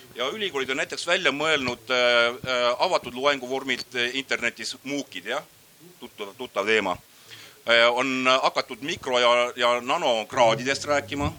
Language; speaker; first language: Estonian; native; Estonian